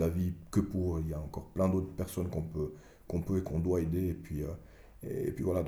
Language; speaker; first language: French; early bilingual, other home language; Albanian